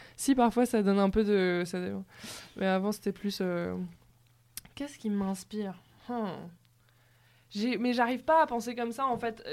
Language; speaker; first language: French; native; French